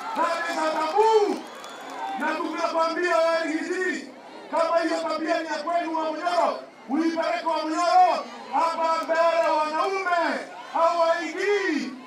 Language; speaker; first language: Swahili; non-native, local second language; Embu